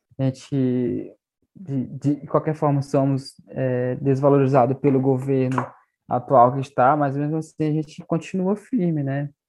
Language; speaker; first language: Portuguese; non-native, local second language; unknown